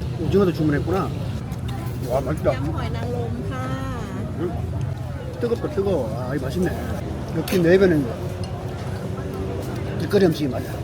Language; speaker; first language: Korean; native; Korean